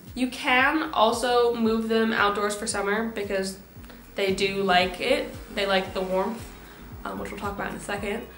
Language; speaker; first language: English; native; English